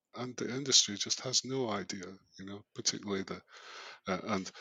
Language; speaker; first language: English; native; English